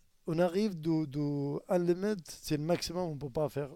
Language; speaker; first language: French; non-native, learner; Arabic